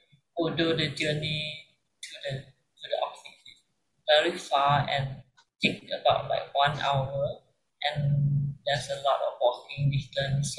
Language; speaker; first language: English; non-native, local second language; Chinese